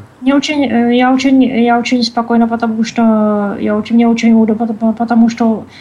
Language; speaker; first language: Russian; non-native, learner; Czech